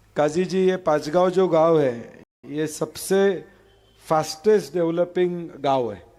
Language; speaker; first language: Hindi; non-native, local second language; Marathi